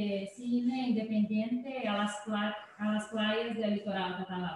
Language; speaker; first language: Spanish; non-native, fluent; Portuguese